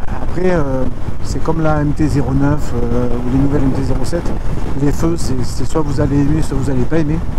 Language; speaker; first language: French; native; French